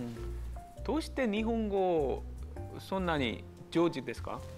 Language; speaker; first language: Japanese; non-native, learner; Korean